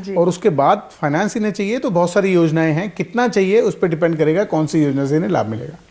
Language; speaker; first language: Hindi; native; Hindi